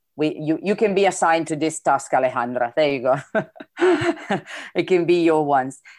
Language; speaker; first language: English; non-native, fluent; Italian